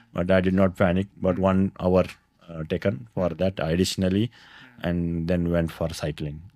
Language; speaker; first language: English; non-native, local second language; Kannada